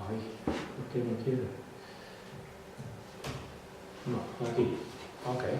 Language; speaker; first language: Spanish; non-native, fluent; Western Frisian